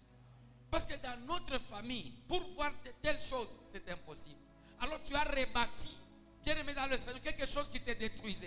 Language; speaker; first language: French; non-native, local second language; Swahili